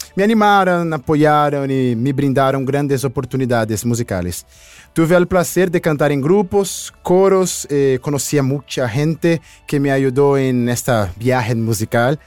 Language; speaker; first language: Spanish; non-native, learner; Portuguese